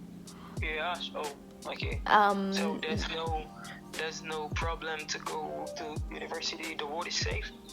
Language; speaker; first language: English; non-native, learner; Haitian Creole